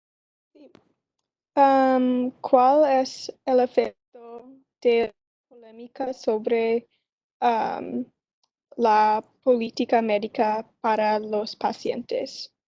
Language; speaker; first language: Spanish; non-native, learner; English